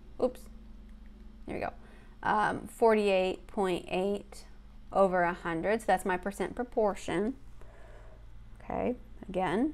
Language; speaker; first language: English; native; English